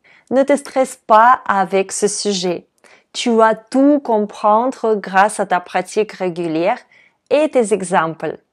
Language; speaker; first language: French; non-native, fluent; Russian